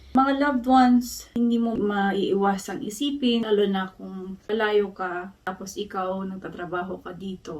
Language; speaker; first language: Filipino; native; Filipino